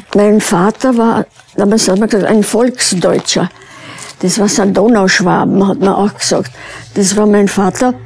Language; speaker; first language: German; early bilingual, other home language; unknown